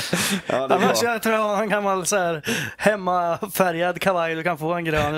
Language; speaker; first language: Swedish; native; Swedish